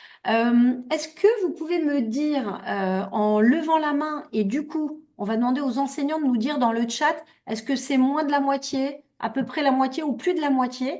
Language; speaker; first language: French; native; French